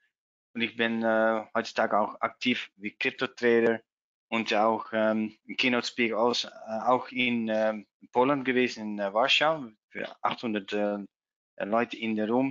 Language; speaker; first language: German; non-native, learner; Dutch